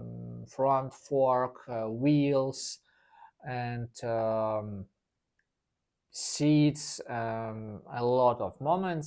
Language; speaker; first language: English; non-native, learner; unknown